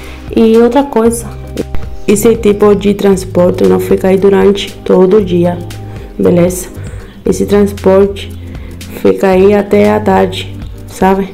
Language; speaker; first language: Portuguese; non-native, learner; Spanish